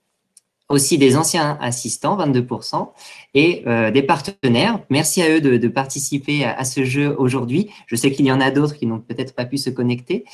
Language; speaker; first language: French; native; French